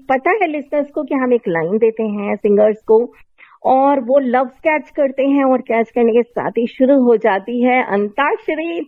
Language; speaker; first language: Hindi; native; Hindi